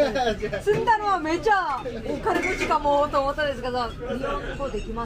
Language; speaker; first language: Japanese; non-native, learner; Korean